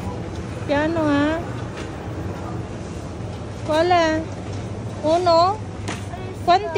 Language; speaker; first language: Italian; non-native, fluent; Filipino